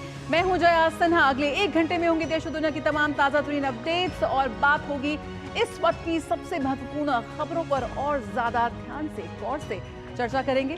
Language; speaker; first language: Hindi; native; Hindi